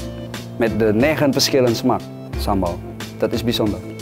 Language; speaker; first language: Dutch; non-native, learner; Indonesian